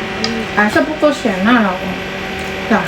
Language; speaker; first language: Chinese; non-native, fluent; Indonesian